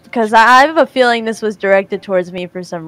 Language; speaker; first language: English; native; English